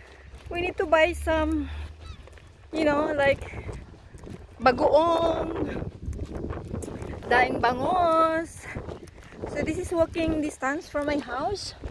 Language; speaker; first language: English; non-native, local second language; Filipino